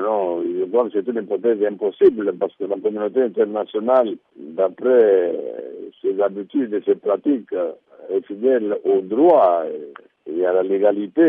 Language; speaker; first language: French; non-native, local second language; Lingala